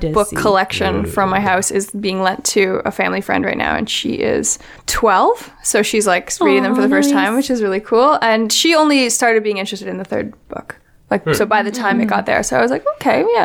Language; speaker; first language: English; native; English